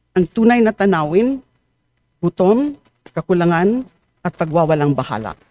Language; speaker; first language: English; non-native, local second language; Filipino